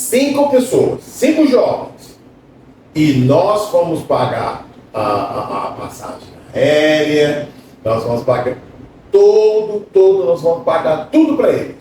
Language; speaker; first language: Portuguese; non-native, fluent; English